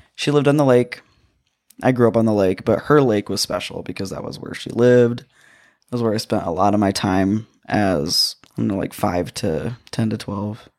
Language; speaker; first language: English; native; English